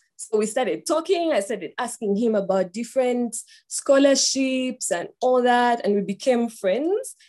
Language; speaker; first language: English; non-native, local second language; Ganda